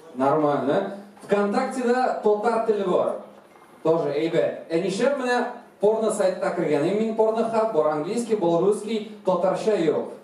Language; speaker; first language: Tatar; non-native, local second language; Russian